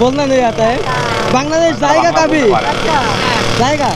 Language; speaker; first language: Hindi; non-native, learner; Bangla